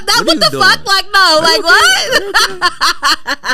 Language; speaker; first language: English; native; English